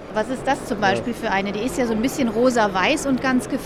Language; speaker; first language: German; native; German